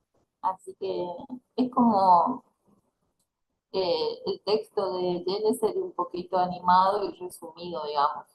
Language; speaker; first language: Spanish; native; Spanish